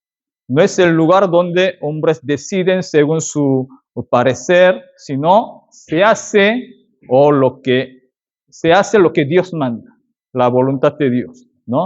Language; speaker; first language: Spanish; non-native, fluent; Korean